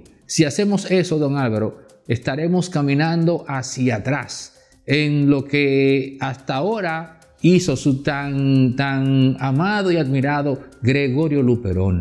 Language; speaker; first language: Spanish; native; Spanish